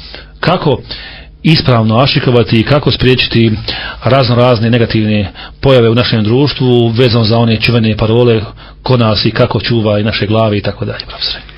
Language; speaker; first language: Serbian; native; Serbian